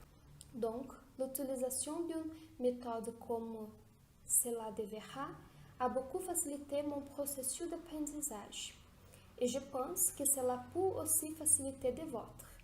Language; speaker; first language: French; non-native, learner; Portuguese